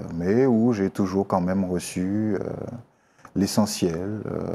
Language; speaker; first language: French; native; French